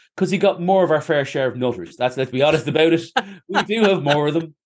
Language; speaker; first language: English; native; English